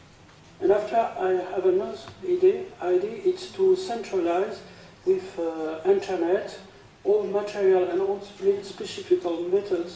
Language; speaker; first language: English; non-native, learner; French